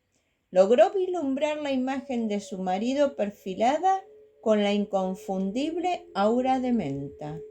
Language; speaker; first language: Spanish; native; Spanish